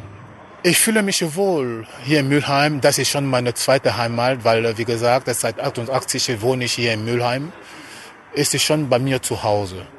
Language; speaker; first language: German; non-native, fluent; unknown